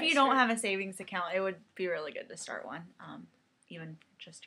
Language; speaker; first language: English; native; English